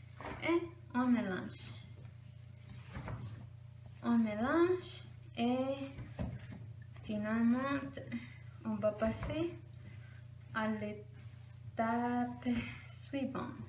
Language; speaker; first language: French; non-native, learner; Spanish